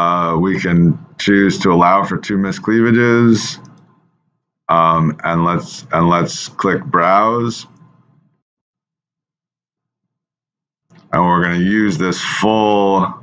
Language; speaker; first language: English; native; English